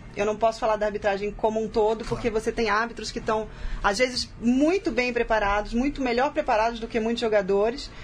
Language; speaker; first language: Portuguese; native; Portuguese